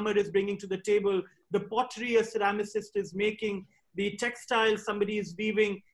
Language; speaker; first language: English; non-native, local second language; Hindi